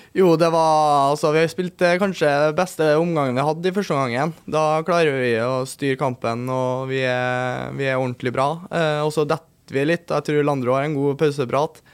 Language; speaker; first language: Norwegian; native; Norwegian